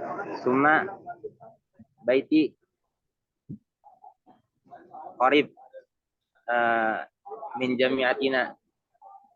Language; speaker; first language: Arabic; non-native, learner; Indonesian